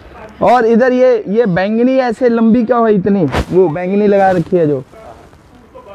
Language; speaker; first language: Hindi; non-native, local second language; Punjabi